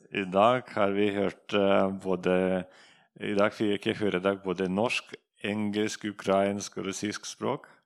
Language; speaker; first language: Norwegian; non-native, fluent; Russian